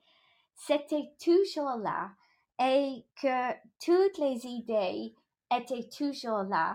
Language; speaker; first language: French; non-native, local second language; English